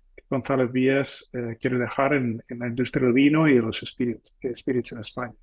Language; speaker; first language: Spanish; non-native, fluent; English